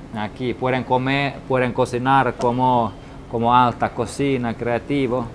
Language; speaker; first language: Spanish; non-native, learner; Finnish